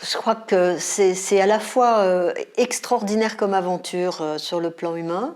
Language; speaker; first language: French; native; French